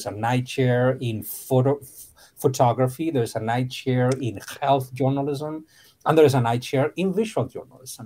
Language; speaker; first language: English; non-native, fluent; Spanish